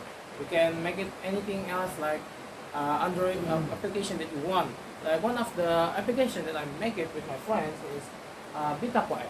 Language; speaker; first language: English; non-native, learner; Indonesian